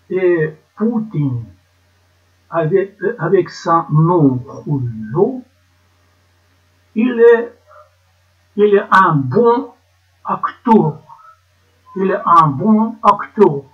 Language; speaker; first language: French; non-native, learner; Ukrainian